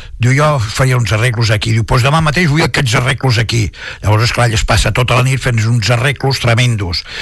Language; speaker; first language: Catalan; non-native, local second language; Spanish